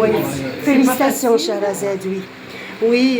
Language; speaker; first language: French; non-native, local second language; Arabic